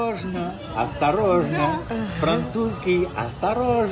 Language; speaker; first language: Russian; non-native, learner; French